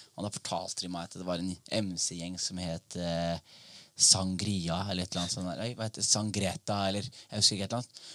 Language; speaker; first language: Norwegian; early bilingual, other home language; Somali